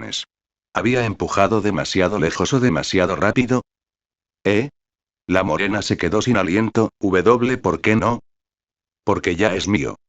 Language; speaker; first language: Spanish; native; Spanish